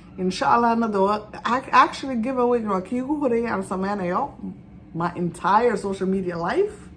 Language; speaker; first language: Somali; early bilingual, heritage; Somali